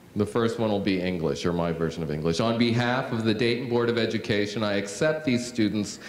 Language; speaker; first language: English; native; English